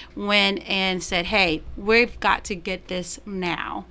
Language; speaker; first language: English; non-native, fluent; Spanish